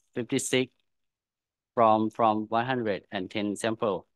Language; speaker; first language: English; non-native, learner; Thai